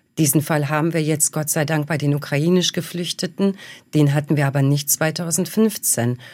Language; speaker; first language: German; early bilingual, other home language; Bosnian